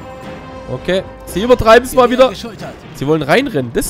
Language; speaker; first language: German; native; German